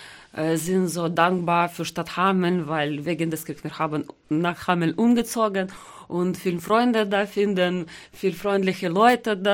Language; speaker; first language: German; non-native, learner; Ukrainian